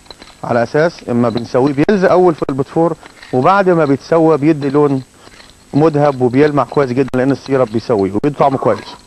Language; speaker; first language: Arabic; native; Arabic